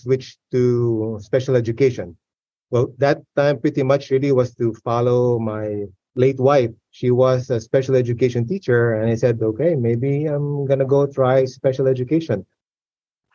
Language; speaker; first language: English; non-native, local second language; Filipino